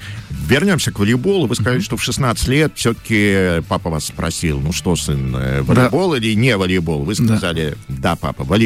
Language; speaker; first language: Russian; native; Russian